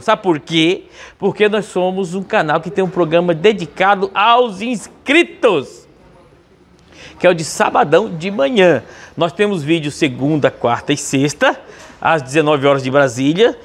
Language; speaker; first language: Portuguese; native; Portuguese